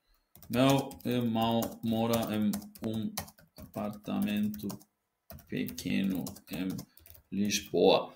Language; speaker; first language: Portuguese; non-native, learner; Spanish